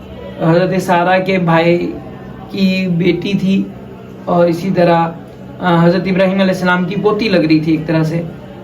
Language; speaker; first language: Urdu; native; Urdu